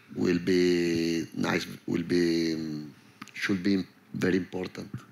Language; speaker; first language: English; non-native, learner; Italian